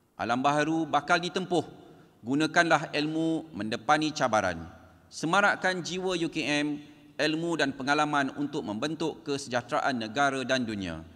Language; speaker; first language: Malay; native; Malay